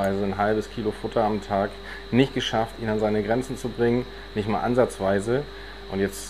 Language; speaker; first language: German; native; German